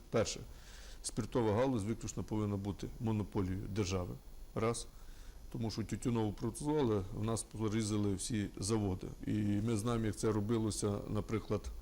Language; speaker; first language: Ukrainian; native; Ukrainian